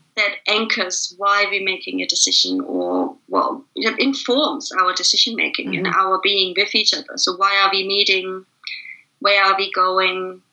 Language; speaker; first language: English; non-native, fluent; German